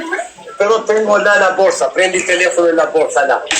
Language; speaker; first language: Italian; non-native, learner; Albanian